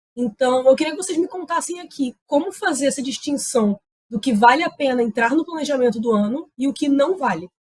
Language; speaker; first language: Portuguese; native; Portuguese